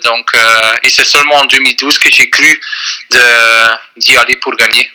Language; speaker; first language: French; non-native, fluent; Dutch